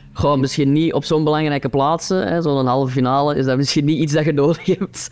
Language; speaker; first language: Dutch; native; Dutch